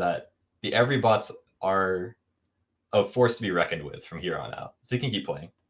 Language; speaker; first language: English; native; English